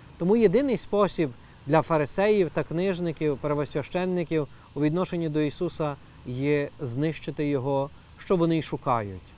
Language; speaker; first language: Ukrainian; native; Ukrainian